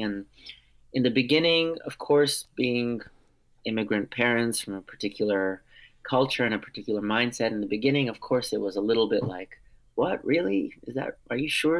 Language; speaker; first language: English; early bilingual, other home language; Armenian